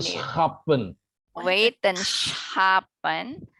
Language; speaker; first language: Dutch; non-native, fluent; Indonesian